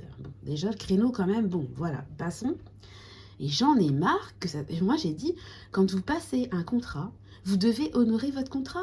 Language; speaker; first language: French; native; French